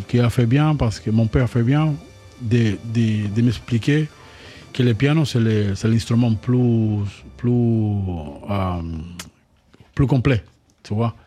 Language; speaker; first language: French; non-native, learner; Spanish